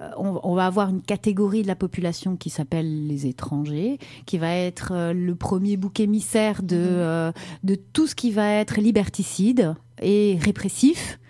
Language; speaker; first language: French; native; French